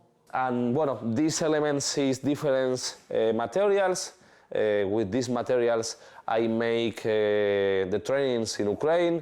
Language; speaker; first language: English; non-native, learner; Spanish